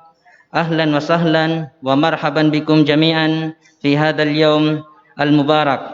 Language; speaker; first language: Arabic; non-native, fluent; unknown